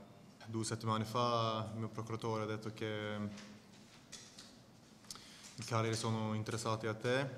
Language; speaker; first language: Italian; non-native, fluent; Swedish